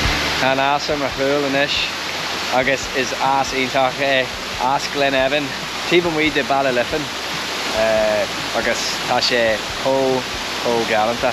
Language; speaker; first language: Irish; non-native, local second language; English